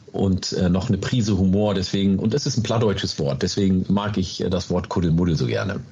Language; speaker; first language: German; early bilingual, other home language; Oromo